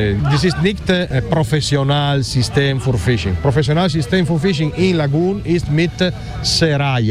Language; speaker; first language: German; non-native, learner; Italian